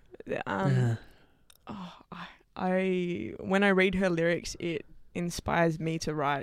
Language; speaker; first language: English; native; English